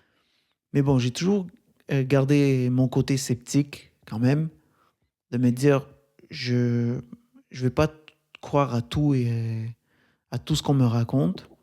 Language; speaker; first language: French; native; French